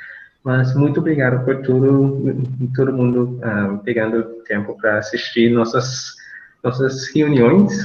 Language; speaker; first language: Portuguese; non-native, fluent; English